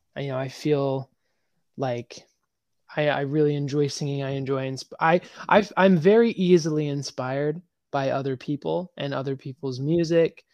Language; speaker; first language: English; native; English